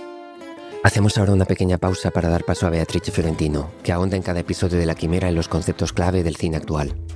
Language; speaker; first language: Spanish; native; Spanish